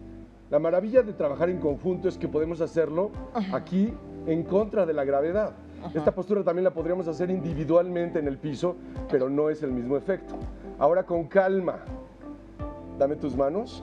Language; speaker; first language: Spanish; native; Spanish